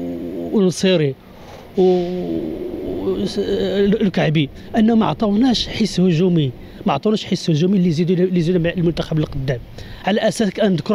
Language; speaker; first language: Arabic; native; Arabic